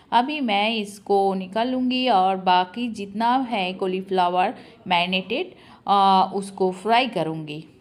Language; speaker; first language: Hindi; non-native, local second language; Bangla